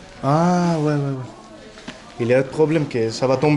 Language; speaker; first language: French; non-native, learner; Spanish